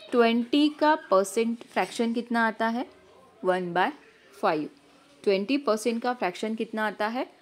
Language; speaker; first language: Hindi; non-native, local second language; Marathi